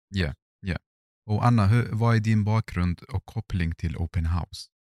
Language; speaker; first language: Swedish; non-native, fluent; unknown